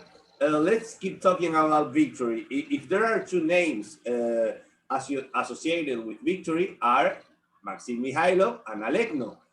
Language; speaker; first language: English; non-native, learner; Spanish